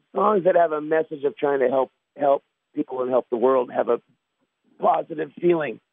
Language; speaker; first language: English; native; English